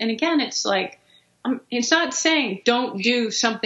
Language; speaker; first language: English; native; English